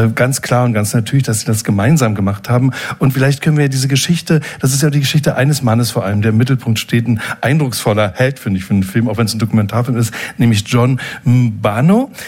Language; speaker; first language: German; native; German